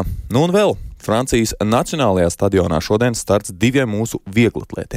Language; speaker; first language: Latvian; native; Latvian